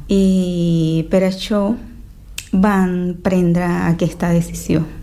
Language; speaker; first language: Catalan; non-native, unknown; Spanish